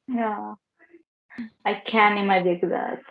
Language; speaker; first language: English; non-native, learner; Spanish